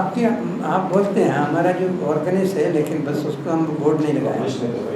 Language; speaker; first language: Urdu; non-native, local second language; Malayalam